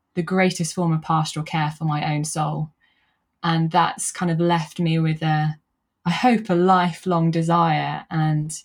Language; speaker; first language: English; native; English